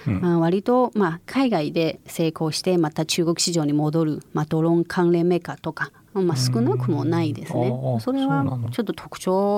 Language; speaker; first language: Japanese; non-native, fluent; Chinese